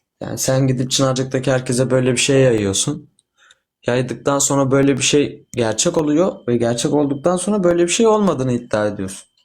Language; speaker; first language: Turkish; native; Turkish